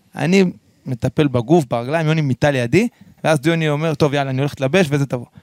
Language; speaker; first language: Hebrew; early bilingual, other home language; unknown